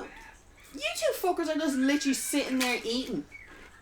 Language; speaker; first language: English; native; English